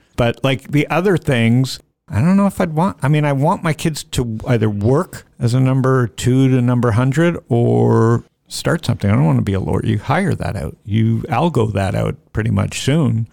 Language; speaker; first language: English; native; English